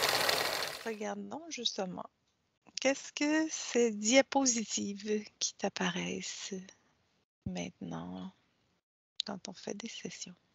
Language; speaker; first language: French; native; French